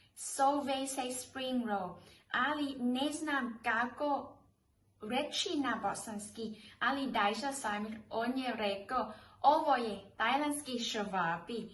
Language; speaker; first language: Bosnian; non-native, learner; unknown